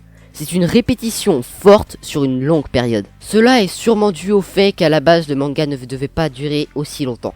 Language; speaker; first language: French; native; French